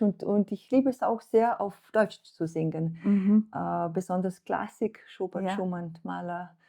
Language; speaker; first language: German; non-native, fluent; Slovenian